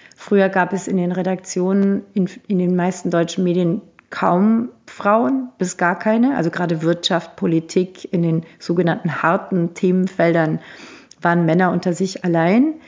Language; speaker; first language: German; early bilingual, other home language; Turkish